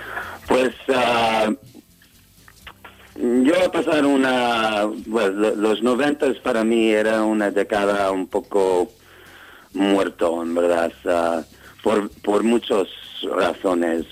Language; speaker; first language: Spanish; non-native, learner; English